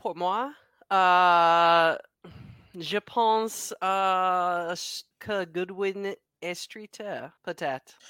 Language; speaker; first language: French; non-native, learner; English